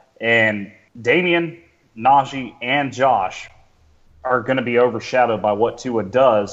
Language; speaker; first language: English; native; English